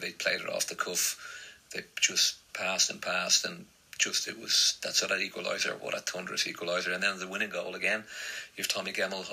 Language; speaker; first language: English; native; English